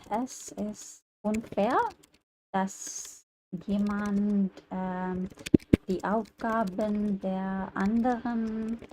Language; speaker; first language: German; non-native, learner; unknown